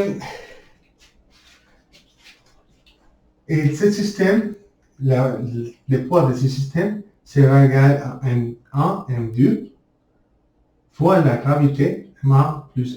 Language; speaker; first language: French; non-native, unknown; Spanish